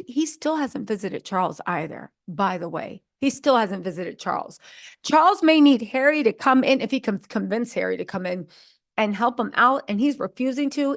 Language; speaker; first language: English; native; English